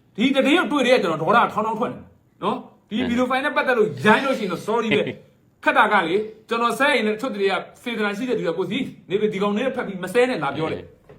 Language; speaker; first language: Burmese; native; Burmese